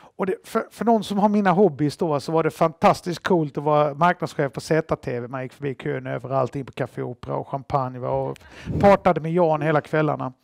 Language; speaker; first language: Swedish; native; Swedish